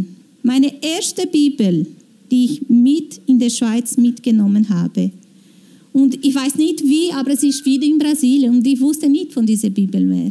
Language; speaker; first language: German; non-native, fluent; Portuguese